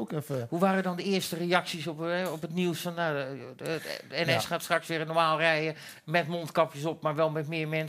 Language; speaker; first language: Dutch; native; Dutch